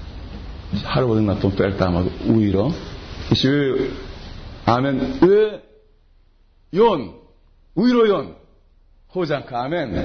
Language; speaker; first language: Hungarian; non-native, learner; Korean